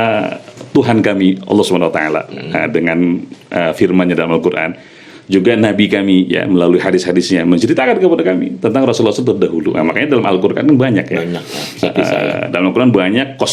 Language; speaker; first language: Indonesian; native; Indonesian